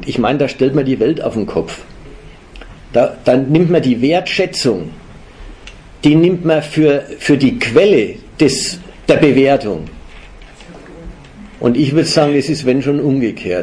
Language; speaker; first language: German; native; German